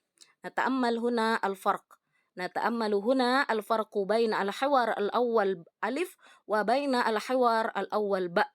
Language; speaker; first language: Arabic; non-native, fluent; Indonesian